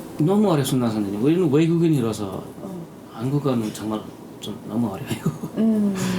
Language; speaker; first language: Korean; non-native, learner; Nepali